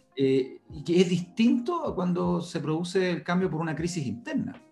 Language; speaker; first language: Spanish; native; Spanish